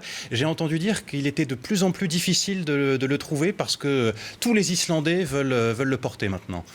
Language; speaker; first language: French; native; French